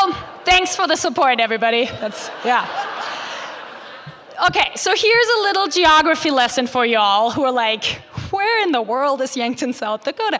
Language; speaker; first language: English; non-native, fluent; German